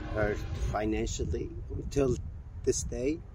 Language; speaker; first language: English; non-native, fluent; Mongolian